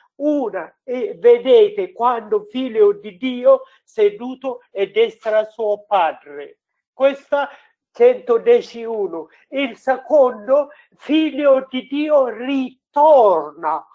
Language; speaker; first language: Italian; non-native, learner; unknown